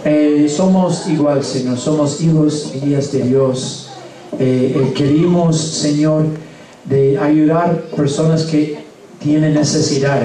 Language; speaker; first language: Spanish; non-native, learner; English